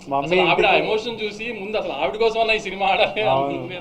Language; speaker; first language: Telugu; native; Telugu